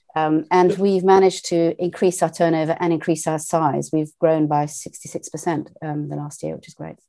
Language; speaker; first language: English; native; English